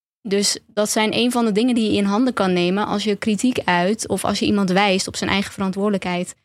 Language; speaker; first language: Dutch; early bilingual, other home language; Turkish